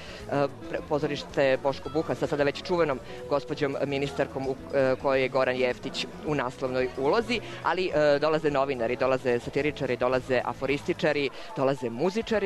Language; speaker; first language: Serbian; native; Serbian